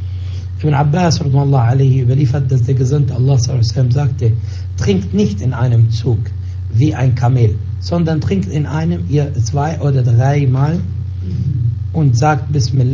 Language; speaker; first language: German; non-native, fluent; Arabic